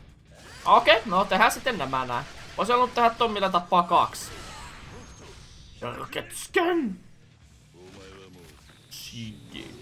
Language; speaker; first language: Finnish; native; Finnish